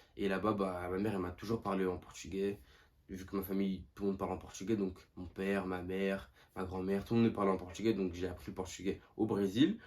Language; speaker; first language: French; early bilingual, other home language; Portuguese